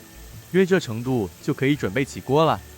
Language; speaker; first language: Chinese; native; Chinese